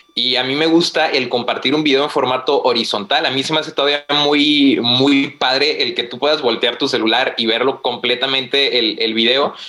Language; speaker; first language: Spanish; native; Spanish